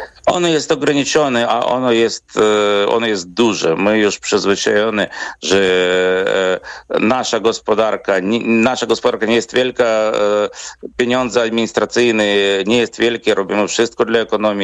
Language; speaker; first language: Polish; non-native, fluent; Ukrainian